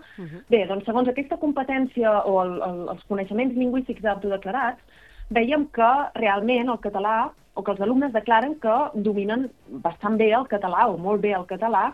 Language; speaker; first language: Catalan; native; Catalan